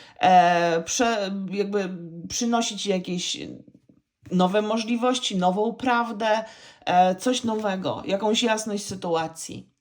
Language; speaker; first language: Polish; native; Polish